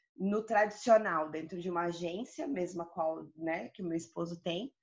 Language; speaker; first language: Portuguese; native; Portuguese